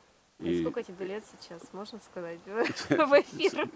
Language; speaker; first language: Russian; native; Russian